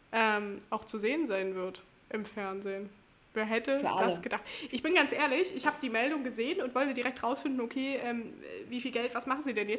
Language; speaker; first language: German; native; German